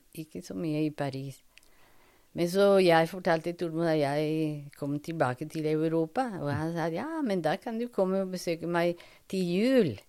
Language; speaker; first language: Norwegian; non-native, fluent; Spanish